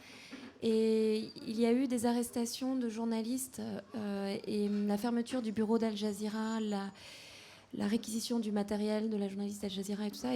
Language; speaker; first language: French; native; French